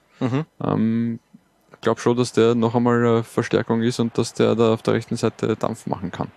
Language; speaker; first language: German; native; German